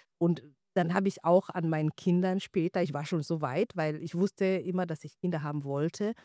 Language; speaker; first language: German; non-native, fluent; Swahili